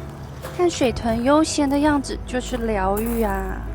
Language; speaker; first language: Chinese; native; Chinese